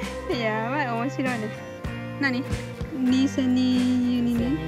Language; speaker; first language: Japanese; non-native, fluent; Vietnamese